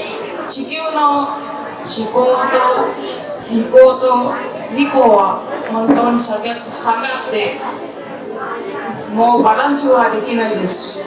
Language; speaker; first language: Japanese; non-native, learner; Indonesian